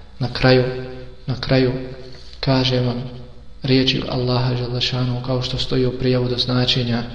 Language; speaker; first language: Bosnian; native; Bosnian